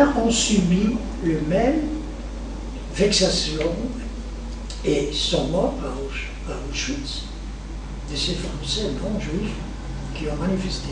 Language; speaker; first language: French; native; French